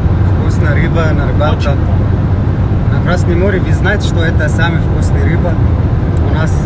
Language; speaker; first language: Russian; non-native, learner; Arabic